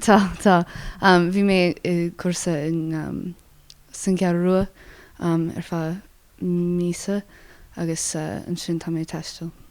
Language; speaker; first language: Irish; non-native, learner; English